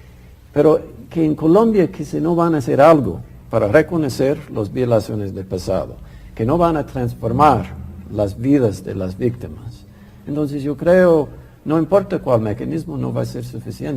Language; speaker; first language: Spanish; non-native, fluent; English